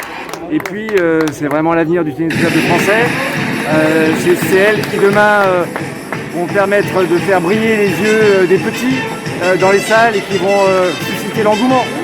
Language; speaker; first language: French; native; French